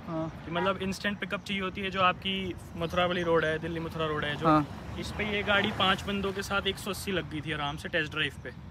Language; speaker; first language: Hindi; native; Hindi